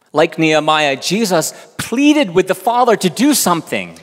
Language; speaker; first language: English; early bilingual, other home language; Korean